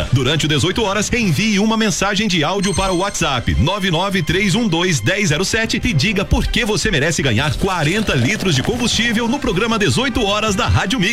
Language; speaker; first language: Portuguese; native; Portuguese